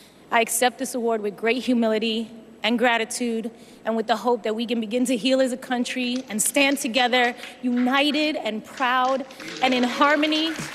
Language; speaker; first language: English; early bilingual, other home language; Spanish